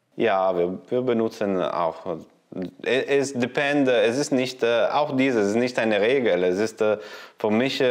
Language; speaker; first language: German; non-native, learner; Italian